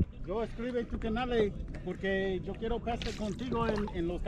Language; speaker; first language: Spanish; non-native, learner; English